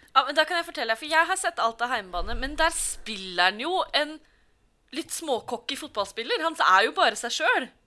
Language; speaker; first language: Norwegian; native; Norwegian